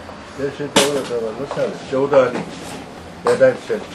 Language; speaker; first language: Hebrew; non-native, learner; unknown